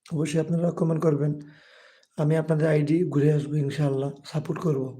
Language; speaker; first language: Bangla; native; Bangla